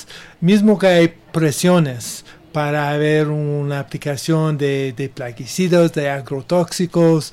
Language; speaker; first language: Spanish; non-native, learner; English